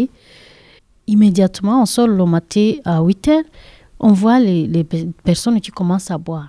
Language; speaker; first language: French; non-native, learner; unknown